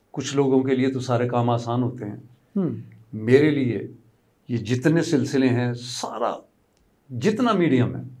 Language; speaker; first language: Urdu; non-native, local second language; Pahari-Potwari